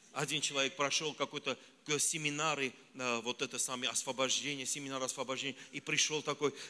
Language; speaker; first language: Russian; non-native, local second language; Armenian